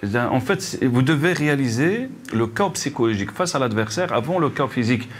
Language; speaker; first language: French; non-native, local second language; Arabic